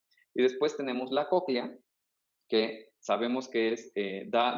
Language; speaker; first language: Spanish; native; Spanish